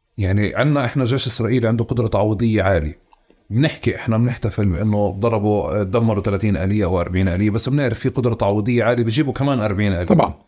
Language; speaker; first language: Arabic; native; Arabic